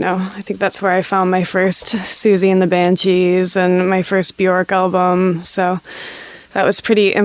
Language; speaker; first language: English; native; English